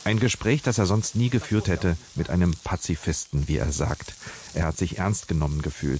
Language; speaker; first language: German; native; German